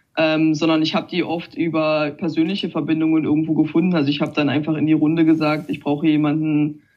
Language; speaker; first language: German; native; German